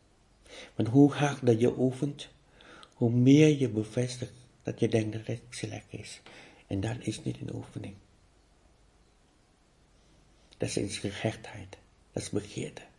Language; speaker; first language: Dutch; non-native, fluent; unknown